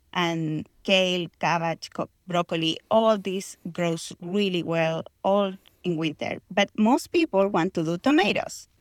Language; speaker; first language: English; non-native, fluent; Spanish